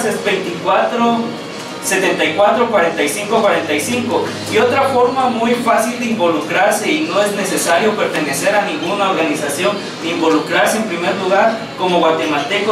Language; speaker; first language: Spanish; native; Spanish